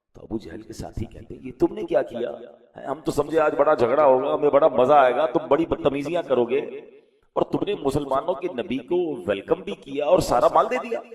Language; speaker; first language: Urdu; native; Urdu